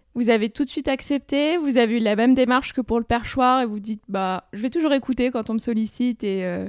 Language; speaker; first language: French; native; French